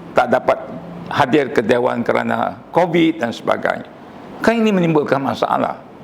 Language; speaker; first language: Malay; native; Malay